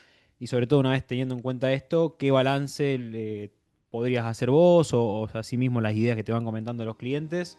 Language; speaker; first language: Spanish; native; Spanish